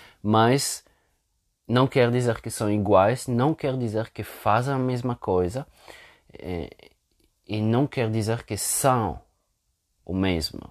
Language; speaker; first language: Portuguese; non-native, fluent; Italian